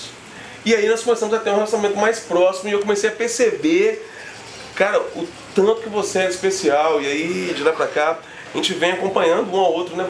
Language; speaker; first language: Portuguese; native; Portuguese